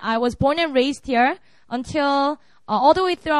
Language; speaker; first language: English; non-native, fluent; Korean